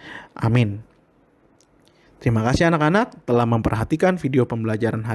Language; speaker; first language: Indonesian; native; Indonesian